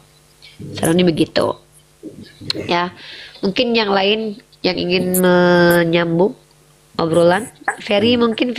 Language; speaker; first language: Indonesian; native; Indonesian